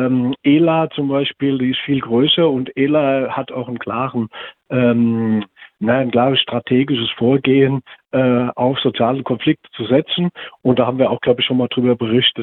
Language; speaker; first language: German; native; German